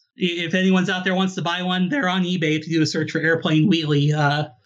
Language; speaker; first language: English; native; English